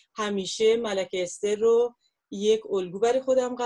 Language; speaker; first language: Persian; non-native, local second language; Kurdish